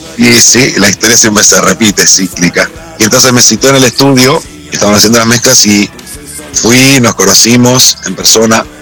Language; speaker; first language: Spanish; native; Spanish